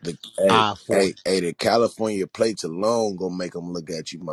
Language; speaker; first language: English; native; English